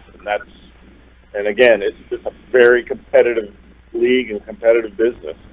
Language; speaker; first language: English; native; English